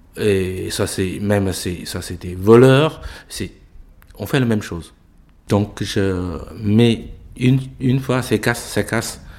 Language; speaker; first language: French; non-native, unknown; Chinese